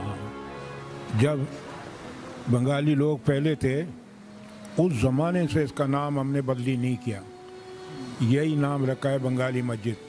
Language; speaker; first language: Hindi; non-native, local second language; Bangla